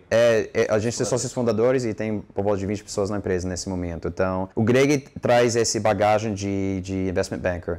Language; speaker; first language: Portuguese; non-native, fluent; English